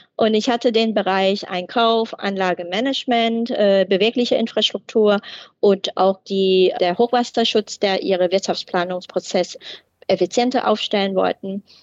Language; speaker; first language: German; non-native, fluent; Thai